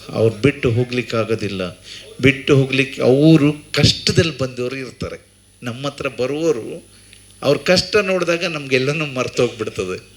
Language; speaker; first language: Kannada; native; Kannada